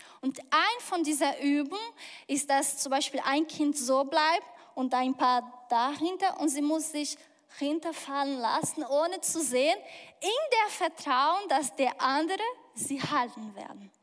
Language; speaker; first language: German; non-native, fluent; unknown